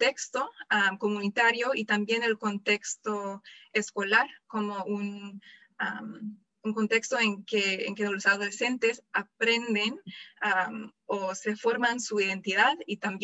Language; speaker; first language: Spanish; non-native, fluent; English